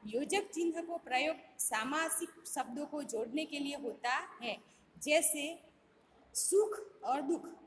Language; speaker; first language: Hindi; non-native, local second language; Gujarati